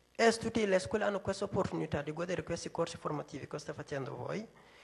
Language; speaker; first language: Italian; non-native, fluent; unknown